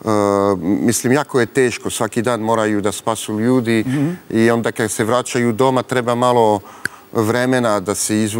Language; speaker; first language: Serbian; early bilingual, heritage; French